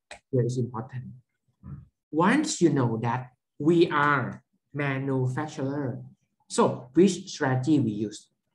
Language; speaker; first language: English; non-native, fluent; Thai